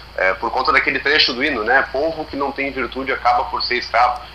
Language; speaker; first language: Portuguese; native; Portuguese